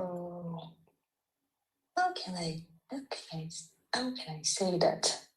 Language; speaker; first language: English; non-native, learner; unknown